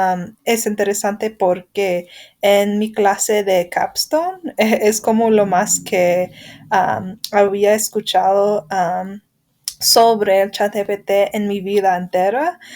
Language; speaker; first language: Spanish; non-native, fluent; English